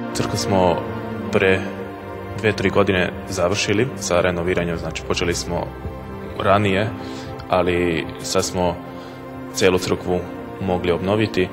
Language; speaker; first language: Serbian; non-native, local second language; Hungarian